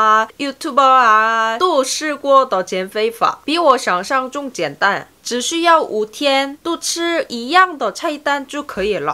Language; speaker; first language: Chinese; non-native, fluent; Korean